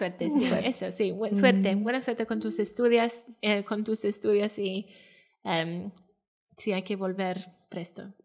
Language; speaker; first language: Spanish; non-native, fluent; Welsh